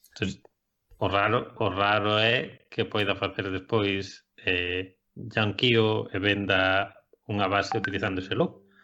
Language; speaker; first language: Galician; non-native, local second language; Spanish